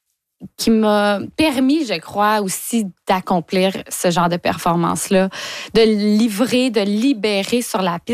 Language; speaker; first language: French; native; French